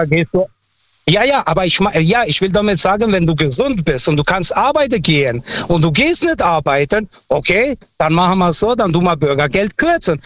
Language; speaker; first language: German; non-native, local second language; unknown